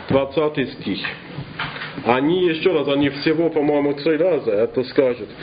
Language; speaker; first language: Russian; non-native, fluent; English